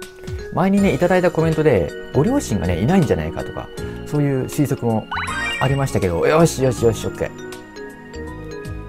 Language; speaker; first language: Japanese; native; Japanese